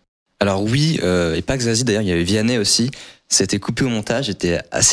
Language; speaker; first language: French; native; French